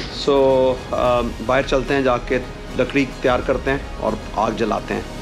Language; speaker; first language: Urdu; non-native, local second language; Punjabi